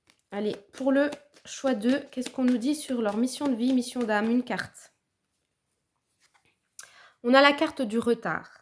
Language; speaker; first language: French; native; French